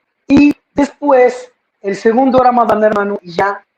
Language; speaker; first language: Spanish; non-native, fluent; Arabic